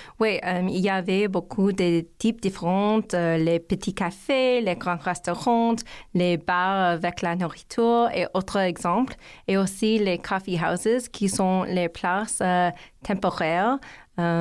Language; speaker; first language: French; non-native, learner; English